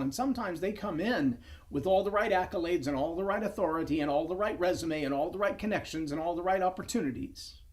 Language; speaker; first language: English; native; English